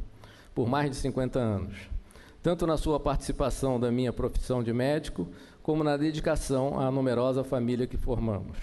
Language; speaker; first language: Portuguese; native; Portuguese